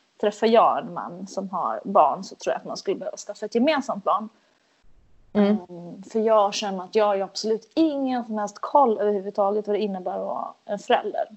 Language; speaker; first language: Swedish; native; Swedish